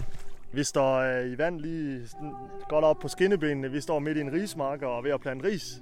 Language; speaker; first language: Danish; native; Danish